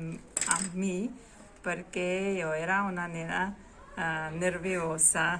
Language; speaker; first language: Catalan; non-native, learner; Russian